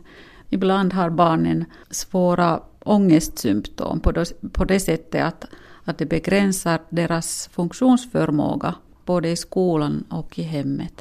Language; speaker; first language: Swedish; non-native, local second language; Finnish